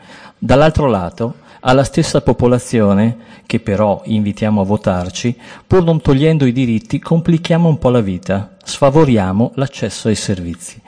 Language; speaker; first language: Italian; native; Italian